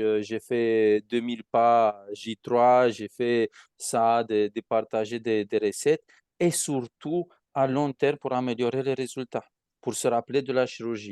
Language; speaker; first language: French; non-native, fluent; Romanian